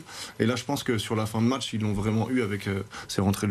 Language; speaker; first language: French; native; French